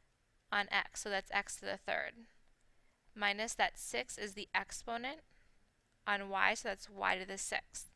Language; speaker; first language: English; native; English